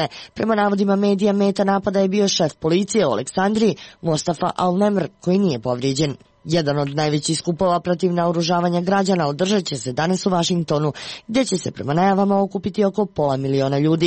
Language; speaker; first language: Croatian; native; Croatian